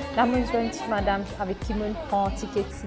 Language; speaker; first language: French; non-native, local second language; Morisyen